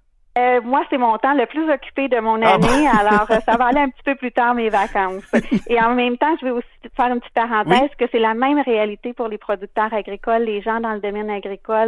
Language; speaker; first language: French; native; French